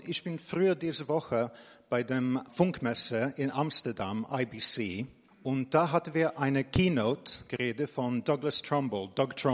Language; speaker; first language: German; non-native, fluent; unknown